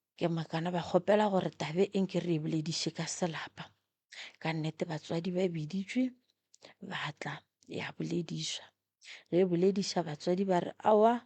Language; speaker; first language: Northern Sotho; non-native, local second language; Tsonga